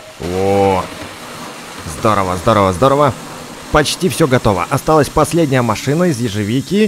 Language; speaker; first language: Russian; native; Russian